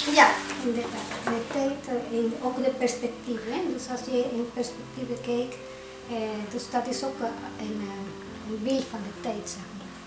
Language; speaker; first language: Dutch; non-native, fluent; Spanish